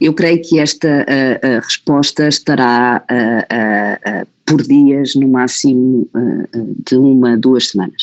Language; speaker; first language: Portuguese; native; Portuguese